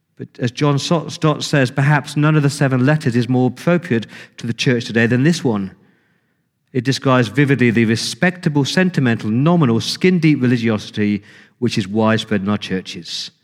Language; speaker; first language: English; native; English